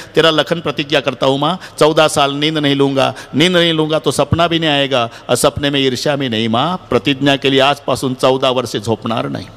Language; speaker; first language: Hindi; non-native, local second language; Marathi